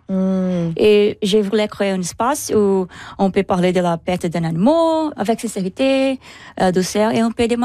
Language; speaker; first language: French; non-native, learner; Portuguese